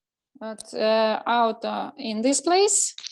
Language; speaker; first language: English; non-native, learner; Russian